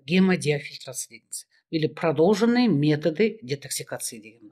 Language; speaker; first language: Russian; non-native, local second language; Kazakh